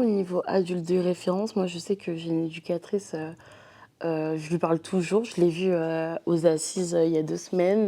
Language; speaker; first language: French; native; French